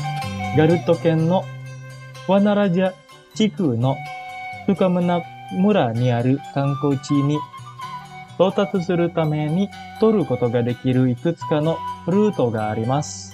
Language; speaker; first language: Japanese; non-native, fluent; Indonesian